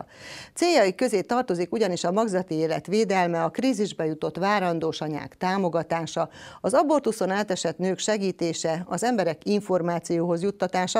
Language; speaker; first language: Hungarian; native; Hungarian